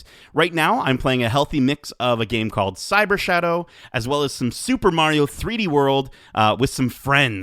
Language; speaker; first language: English; native; English